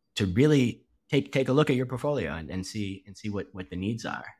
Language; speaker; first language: English; native; English